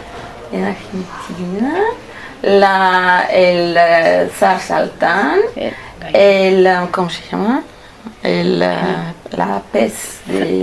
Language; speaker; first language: Spanish; non-native, fluent; Russian